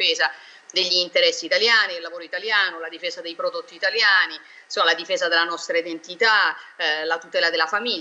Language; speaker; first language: Italian; native; Italian